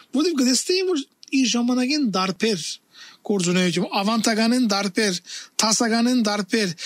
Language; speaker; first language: Armenian; native; Armenian